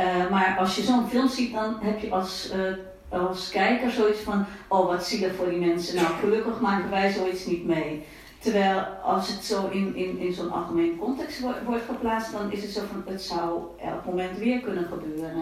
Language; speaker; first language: Dutch; non-native, fluent; Hungarian